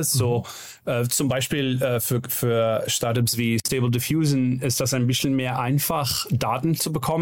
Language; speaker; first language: German; non-native, learner; Dutch